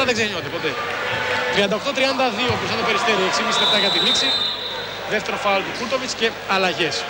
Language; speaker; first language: Greek; native; Greek